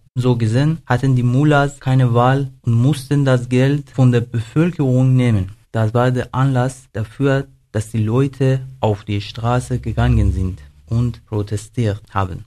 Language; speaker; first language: German; non-native, learner; Persian